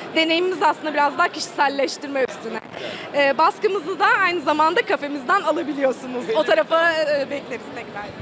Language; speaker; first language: Turkish; native; Turkish